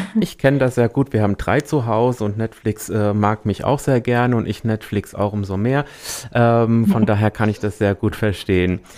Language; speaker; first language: German; native; German